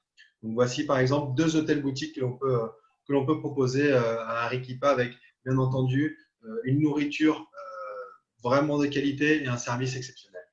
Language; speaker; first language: French; native; French